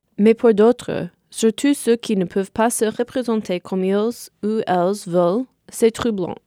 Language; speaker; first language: French; non-native, fluent; English